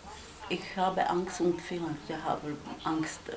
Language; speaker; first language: German; non-native, learner; Czech